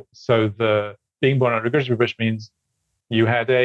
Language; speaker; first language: English; native; English